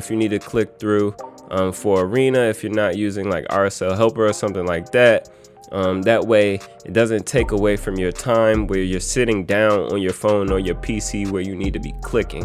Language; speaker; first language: English; native; English